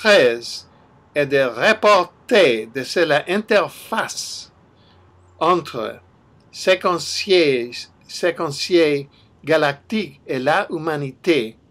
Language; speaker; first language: French; non-native, learner; English